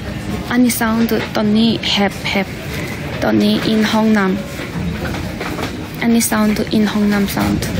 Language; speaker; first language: English; non-native, learner; Korean